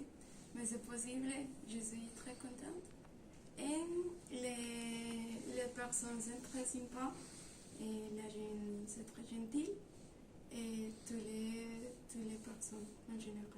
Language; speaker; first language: French; non-native, learner; Spanish